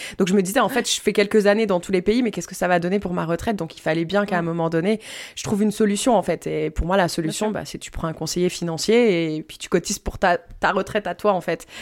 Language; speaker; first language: French; native; French